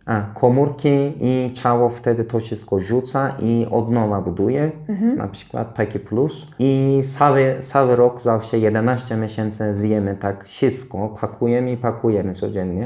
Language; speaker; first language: Polish; non-native, fluent; Turkish